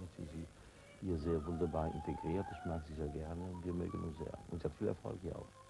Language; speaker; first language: German; non-native, fluent; Italian